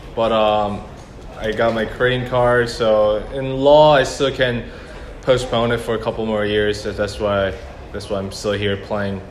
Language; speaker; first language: English; early bilingual, other home language; Korean